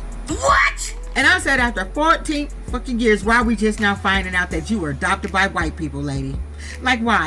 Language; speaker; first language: English; native; English